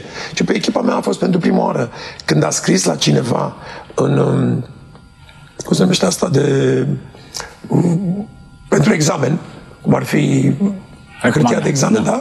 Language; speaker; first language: Romanian; native; Romanian